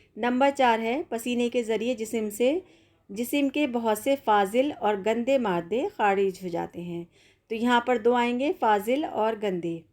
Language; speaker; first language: Urdu; native; Urdu